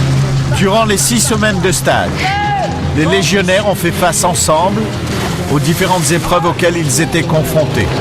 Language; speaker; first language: French; native; French